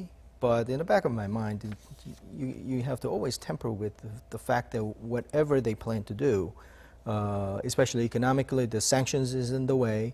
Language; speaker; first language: English; non-native, fluent; Korean